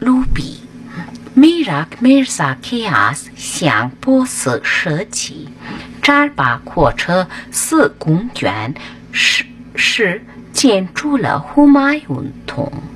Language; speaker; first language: Chinese; non-native, fluent; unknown